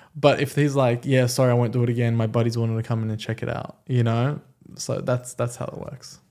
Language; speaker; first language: English; early bilingual, other home language; Persian